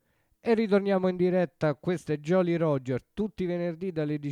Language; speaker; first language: Italian; native; Italian